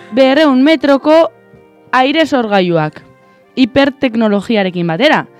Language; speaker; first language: Basque; non-native, local second language; Spanish